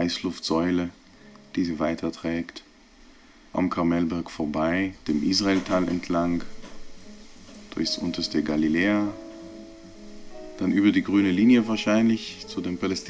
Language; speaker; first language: German; non-native, fluent; Hebrew